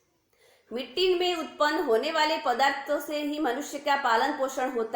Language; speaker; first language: Hindi; non-native, local second language; Gujarati